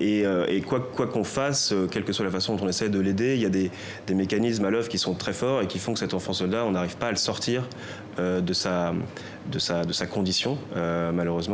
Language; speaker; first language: French; native; French